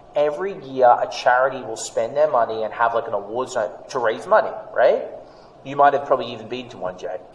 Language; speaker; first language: English; native; English